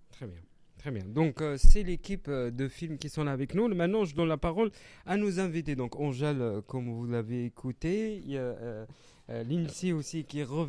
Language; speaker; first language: French; native; French